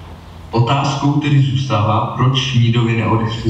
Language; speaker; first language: Czech; native; Czech